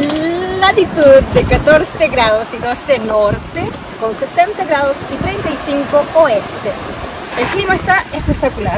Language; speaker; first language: Spanish; native; Spanish